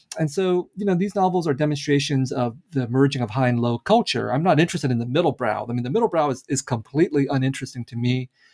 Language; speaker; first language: English; early bilingual, other home language; Vietnamese